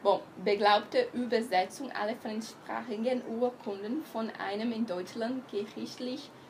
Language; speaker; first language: German; non-native, learner; Portuguese